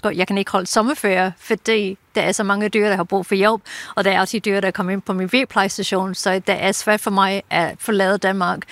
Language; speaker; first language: Danish; non-native, fluent; English